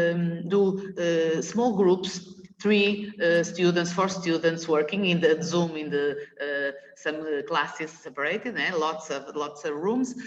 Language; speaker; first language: English; non-native, learner; Portuguese